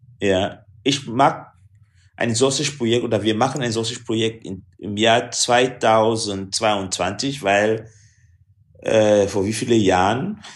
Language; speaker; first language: German; non-native, fluent; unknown